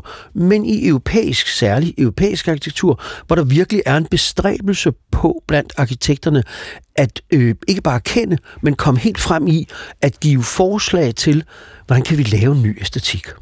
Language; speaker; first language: Danish; native; Danish